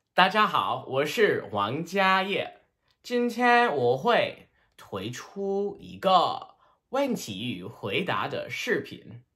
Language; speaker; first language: Chinese; non-native, learner; English